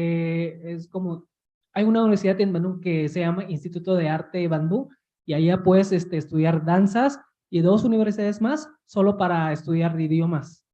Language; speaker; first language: Spanish; early bilingual, heritage; Spanish